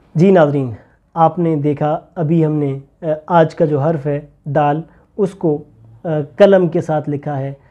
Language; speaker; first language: Urdu; non-native, local second language; Punjabi